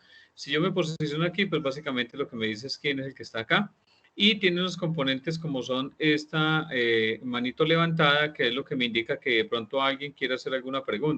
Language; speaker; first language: Spanish; native; Spanish